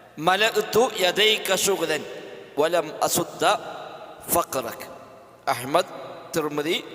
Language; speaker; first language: Arabic; non-native, fluent; Malayalam